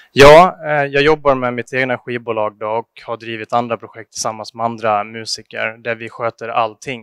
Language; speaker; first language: Swedish; native; Swedish